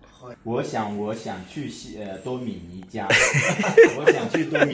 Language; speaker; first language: Chinese; non-native, learner; Spanish